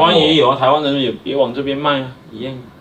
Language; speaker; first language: Chinese; native; Chinese